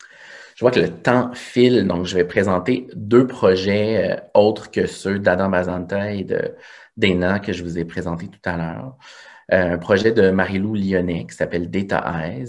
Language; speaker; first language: French; native; French